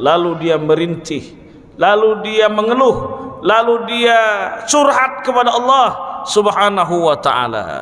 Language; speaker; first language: Malay; non-native, local second language; Banjar